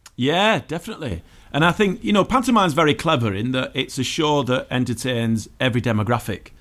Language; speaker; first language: English; native; English